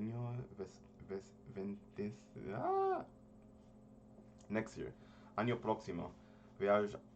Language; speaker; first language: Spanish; early bilingual, heritage; English